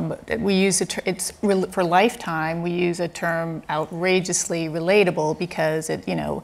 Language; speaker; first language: English; native; English